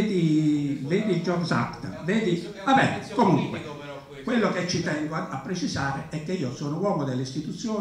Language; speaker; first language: Italian; native; Italian